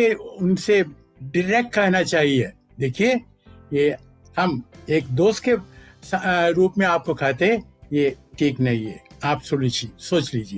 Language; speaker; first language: Hindi; non-native, local second language; Malayalam